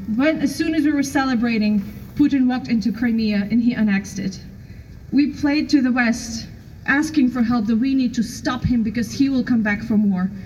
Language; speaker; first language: English; non-native, fluent; Ukrainian